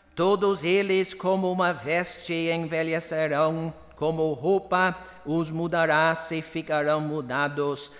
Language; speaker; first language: Portuguese; non-native, fluent; English